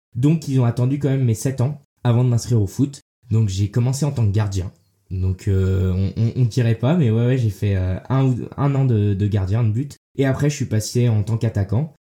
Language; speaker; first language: French; early bilingual, heritage; French